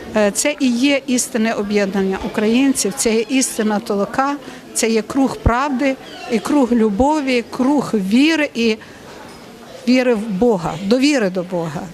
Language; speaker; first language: Ukrainian; native; Ukrainian